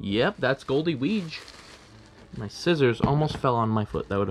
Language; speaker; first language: English; native; English